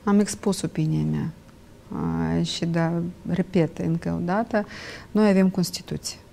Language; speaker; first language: Romanian; non-native, local second language; Russian